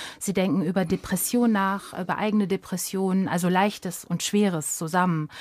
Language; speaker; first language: German; native; German